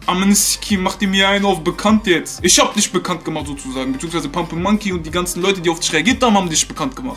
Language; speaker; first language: German; native; German